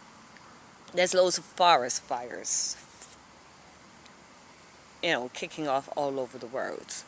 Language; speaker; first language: English; native; English